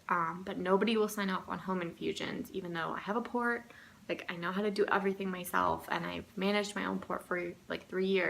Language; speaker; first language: English; native; English